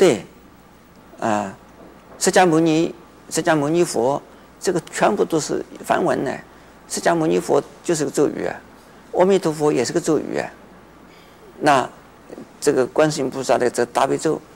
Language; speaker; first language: Chinese; native; Chinese